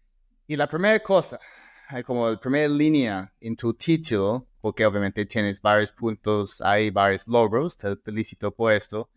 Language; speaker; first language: Spanish; non-native, fluent; English